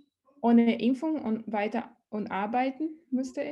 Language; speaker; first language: German; non-native, learner; Portuguese